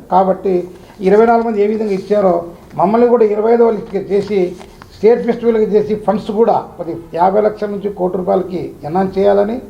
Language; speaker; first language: Telugu; non-native, local second language; Lambadi